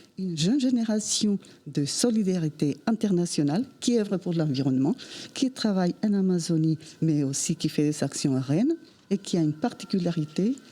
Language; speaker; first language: French; non-native, fluent; Spanish